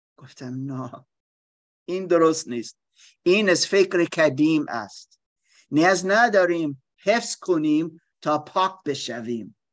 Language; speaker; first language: Persian; non-native, learner; German